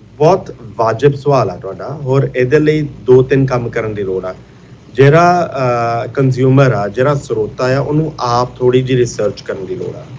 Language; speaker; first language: Punjabi; early bilingual, heritage; Punjabi